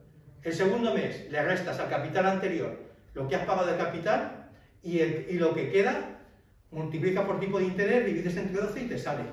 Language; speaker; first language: Spanish; native; Spanish